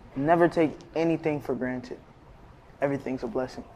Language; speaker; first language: English; native; English